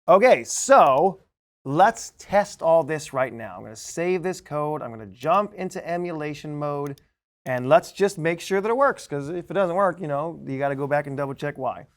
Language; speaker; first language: English; native; English